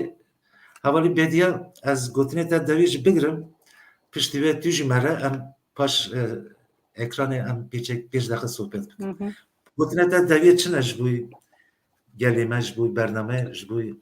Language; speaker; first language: Kurdish; native; Kurdish